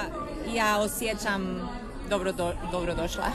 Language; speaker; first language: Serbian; non-native, learner; Spanish